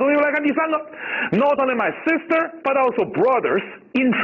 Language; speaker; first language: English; non-native, fluent; Chinese